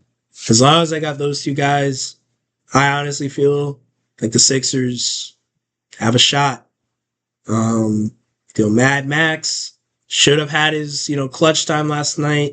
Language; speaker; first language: English; native; English